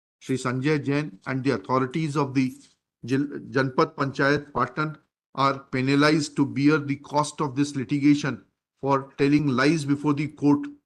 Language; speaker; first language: English; non-native, local second language; Hindi